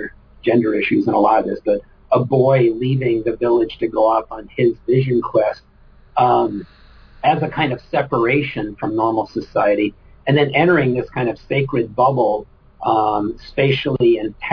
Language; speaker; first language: English; native; English